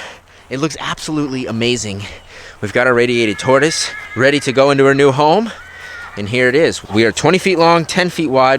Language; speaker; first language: English; native; English